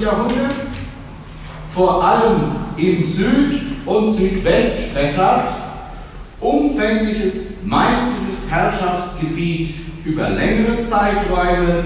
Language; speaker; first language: German; native; German